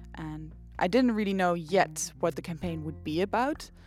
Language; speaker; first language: English; non-native, fluent; Dutch